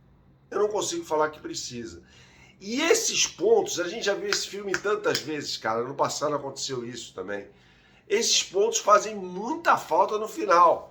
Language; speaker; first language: Portuguese; native; Portuguese